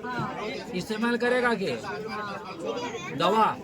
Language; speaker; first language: Hindi; non-native, local second language; Telugu